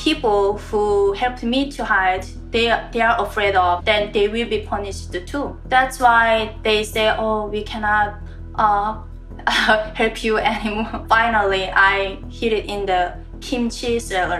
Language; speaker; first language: English; non-native, learner; Korean